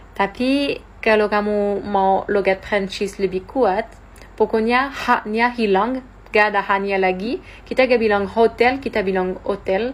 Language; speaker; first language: Indonesian; non-native, fluent; French